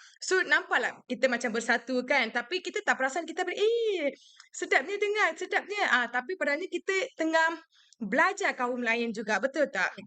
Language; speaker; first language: Malay; non-native, local second language; Tamil